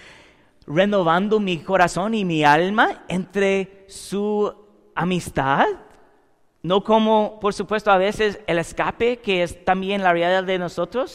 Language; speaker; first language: Spanish; non-native, learner; English